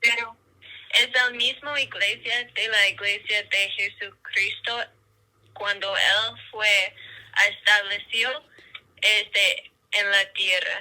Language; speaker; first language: Spanish; non-native, learner; English